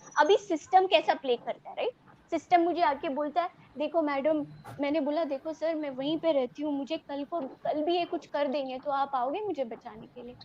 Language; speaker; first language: Hindi; non-native, local second language; Telugu